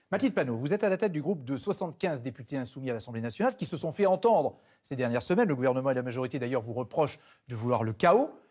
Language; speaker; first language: French; native; French